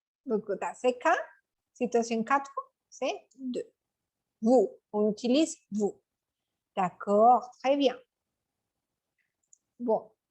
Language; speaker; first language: French; non-native, fluent; Spanish